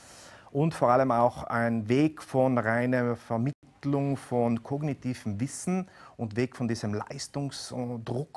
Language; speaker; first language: German; native; German